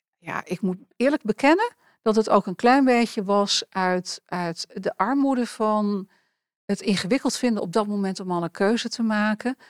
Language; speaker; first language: Dutch; native; Dutch